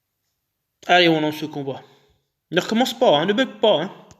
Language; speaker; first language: French; native; French